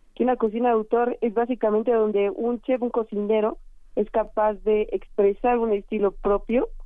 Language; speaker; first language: Spanish; native; Spanish